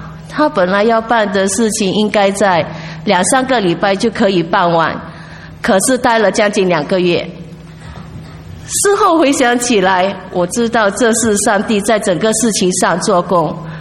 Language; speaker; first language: Chinese; non-native, local second language; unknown